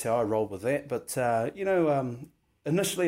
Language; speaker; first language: English; native; English